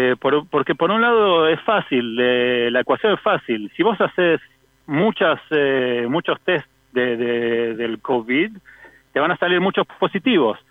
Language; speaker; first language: Spanish; native; Spanish